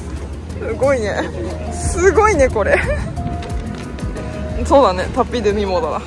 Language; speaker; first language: Japanese; native; Japanese